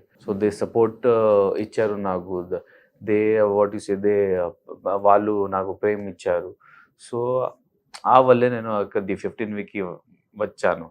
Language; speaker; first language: Telugu; non-native, local second language; Urdu